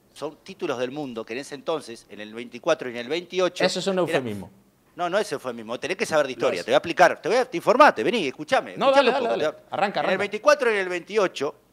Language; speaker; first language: Spanish; native; Spanish